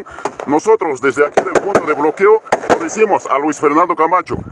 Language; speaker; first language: Spanish; native; Spanish